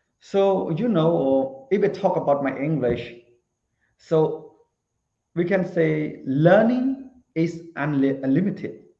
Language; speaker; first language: English; non-native, learner; Khmer